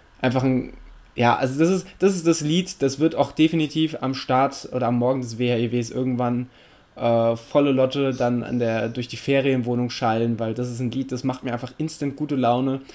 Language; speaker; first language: German; native; German